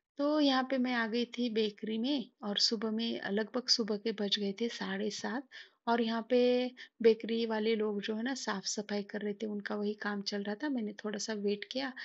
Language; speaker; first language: Hindi; non-native, local second language; Marathi